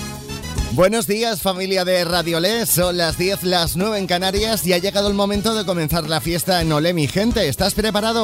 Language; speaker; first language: Spanish; native; Spanish